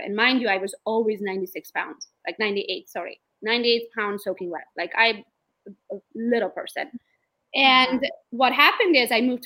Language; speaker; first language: English; non-native, fluent; Romanian